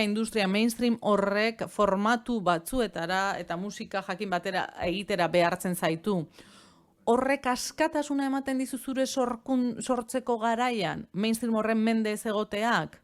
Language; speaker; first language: Basque; non-native, fluent; Romansh